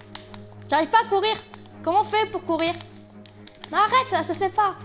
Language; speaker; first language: French; native; French